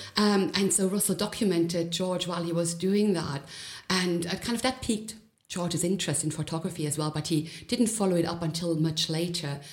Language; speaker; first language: English; non-native, fluent; German